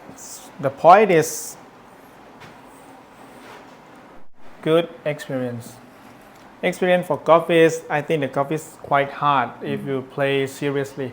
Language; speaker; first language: English; non-native, learner; Thai